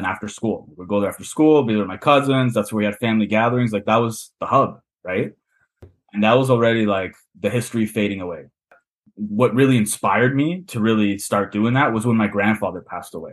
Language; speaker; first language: English; native; English